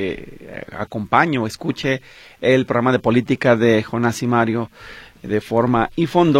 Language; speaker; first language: Spanish; native; Spanish